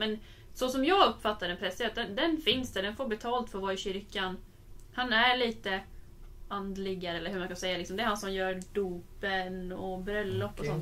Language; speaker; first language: Swedish; native; Swedish